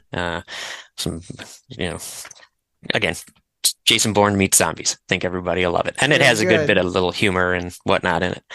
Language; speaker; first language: English; native; English